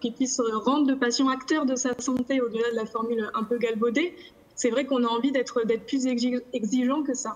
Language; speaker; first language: French; native; French